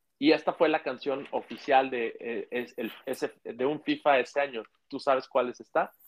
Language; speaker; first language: Spanish; native; Spanish